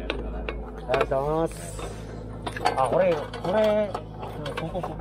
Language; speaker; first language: Japanese; non-native, learner; Cebuano